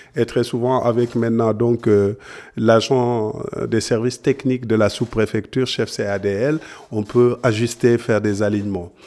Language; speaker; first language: French; non-native, local second language; Serer